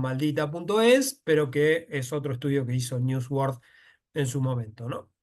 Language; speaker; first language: Spanish; native; Spanish